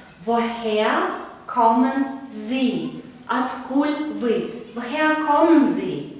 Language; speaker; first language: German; non-native, fluent; Belarusian